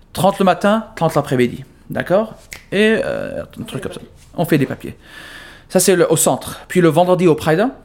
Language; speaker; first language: French; non-native, fluent; Arabic